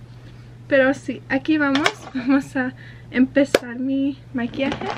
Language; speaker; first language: Spanish; early bilingual, heritage; Spanish